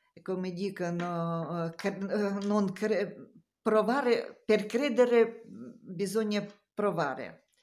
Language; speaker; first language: Italian; non-native, learner; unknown